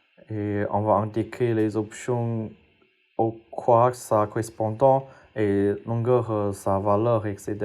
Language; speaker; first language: French; non-native, fluent; Chinese